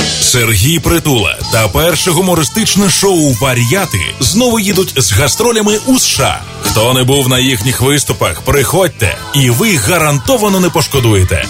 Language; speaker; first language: Ukrainian; native; Ukrainian